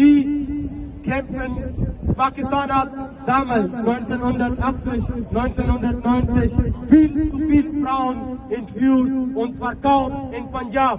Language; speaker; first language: German; non-native, learner; Baluchi